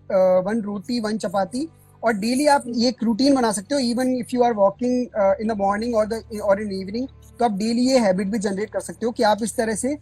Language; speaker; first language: Hindi; native; Hindi